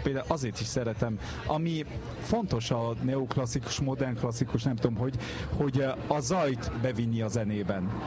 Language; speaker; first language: Hungarian; non-native, fluent; French